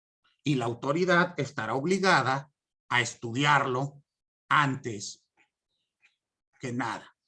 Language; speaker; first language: Spanish; native; Spanish